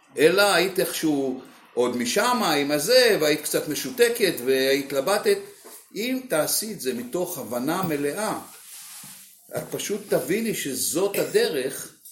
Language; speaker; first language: Hebrew; native; Hebrew